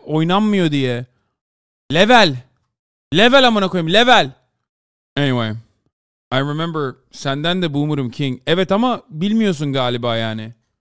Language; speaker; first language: Turkish; early bilingual, heritage; Turkish